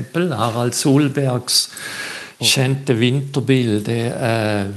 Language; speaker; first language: Norwegian; non-native, fluent; German